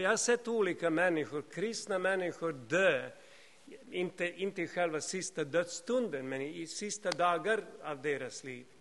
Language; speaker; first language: Swedish; non-native, fluent; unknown